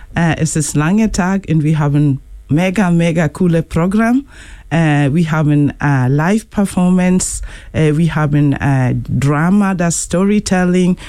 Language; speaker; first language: German; non-native, learner; Luo (Kenya and Tanzania)